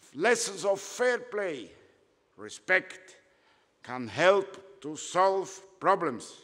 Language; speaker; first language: English; non-native, fluent; German